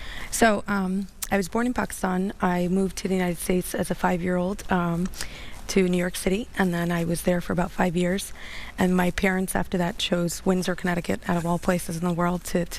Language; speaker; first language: English; early bilingual, other home language; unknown